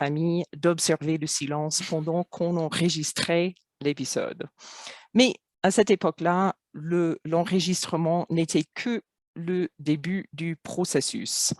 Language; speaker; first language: French; non-native, fluent; English